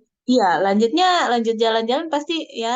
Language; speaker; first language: Indonesian; non-native, learner; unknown